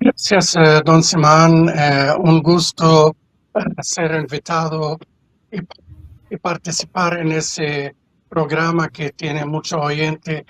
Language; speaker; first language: Spanish; non-native, fluent; Arabic